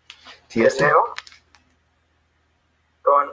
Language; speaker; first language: Greek; non-native, learner; Spanish